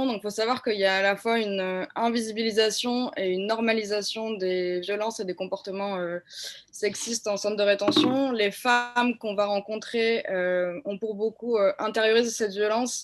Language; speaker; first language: French; native; French